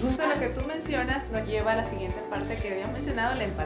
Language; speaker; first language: Spanish; native; Spanish